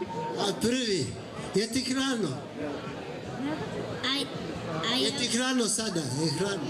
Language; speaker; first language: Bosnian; non-native, fluent; Swahili